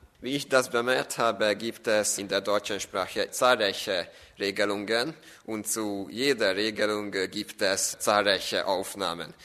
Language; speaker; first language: German; non-native, fluent; Hungarian